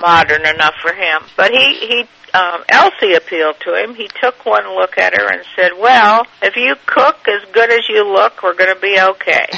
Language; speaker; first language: English; native; English